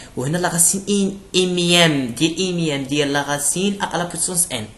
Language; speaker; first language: French; non-native, local second language; Arabic